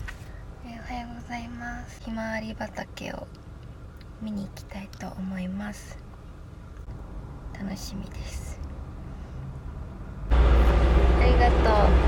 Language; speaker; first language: Japanese; native; Japanese